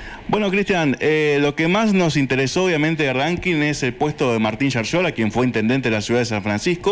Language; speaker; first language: Spanish; native; Spanish